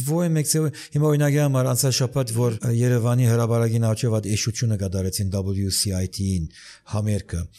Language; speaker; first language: Armenian; early bilingual, heritage; Armenian